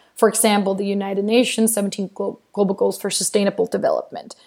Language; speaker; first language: English; non-native, fluent; Danish